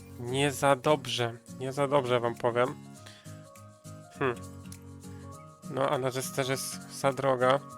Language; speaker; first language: Polish; native; Polish